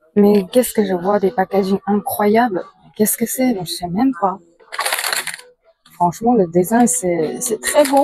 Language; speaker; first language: French; non-native, fluent; Chinese